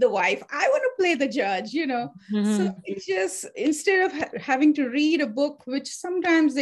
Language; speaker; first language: English; non-native, local second language; Hindi